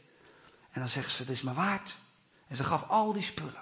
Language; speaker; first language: Dutch; native; Dutch